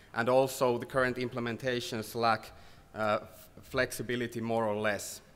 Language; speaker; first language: English; non-native, fluent; Finnish